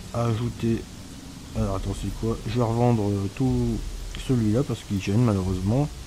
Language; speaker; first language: French; native; French